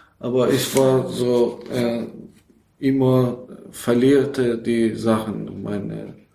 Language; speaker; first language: German; non-native, learner; Persian